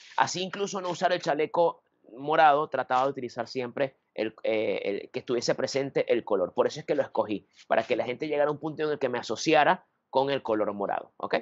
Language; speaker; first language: Spanish; native; Spanish